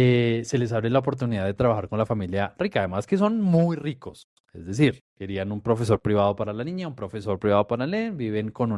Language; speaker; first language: Spanish; native; Spanish